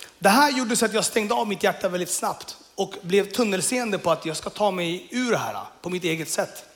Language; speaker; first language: Swedish; early bilingual, other home language; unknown